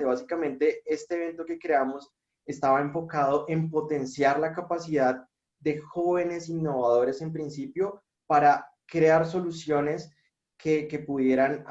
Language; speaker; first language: Spanish; native; Spanish